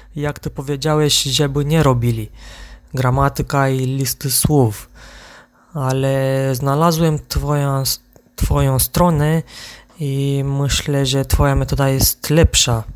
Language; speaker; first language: Polish; non-native, learner; Romanian